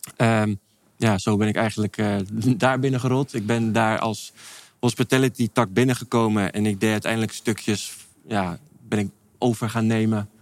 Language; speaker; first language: Dutch; native; Dutch